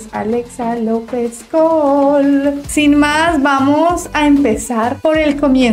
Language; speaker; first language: Spanish; native; Spanish